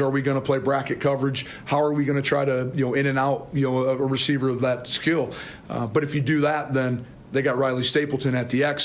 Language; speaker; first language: English; native; English